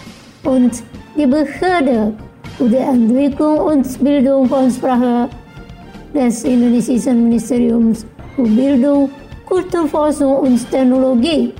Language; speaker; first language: German; non-native, fluent; Indonesian